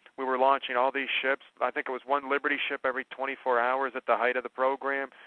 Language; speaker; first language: English; native; English